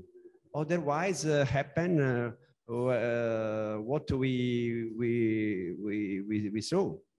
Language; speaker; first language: English; non-native, learner; Italian